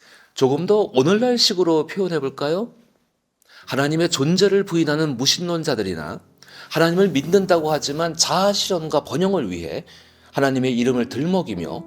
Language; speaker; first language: Korean; native; Korean